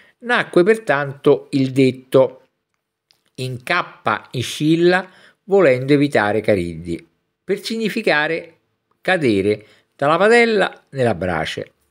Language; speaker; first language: Italian; native; Italian